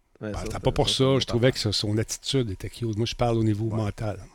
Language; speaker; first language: French; native; French